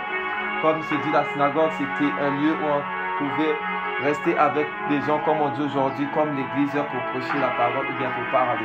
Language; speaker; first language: French; non-native, local second language; Swahili